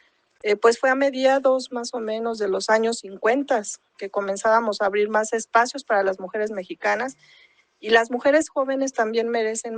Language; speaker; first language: Spanish; native; Spanish